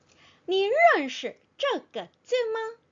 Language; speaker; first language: Chinese; non-native, fluent; Korean